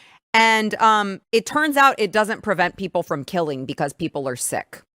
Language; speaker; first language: English; native; English